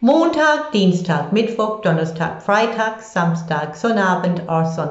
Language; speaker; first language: German; non-native, fluent; English